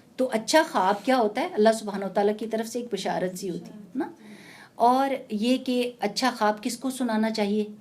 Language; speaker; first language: Urdu; native; Urdu